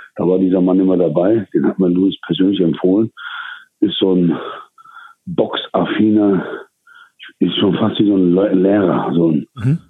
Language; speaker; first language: German; early bilingual, other home language; Turkish